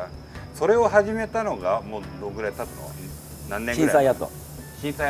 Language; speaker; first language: Japanese; native; Japanese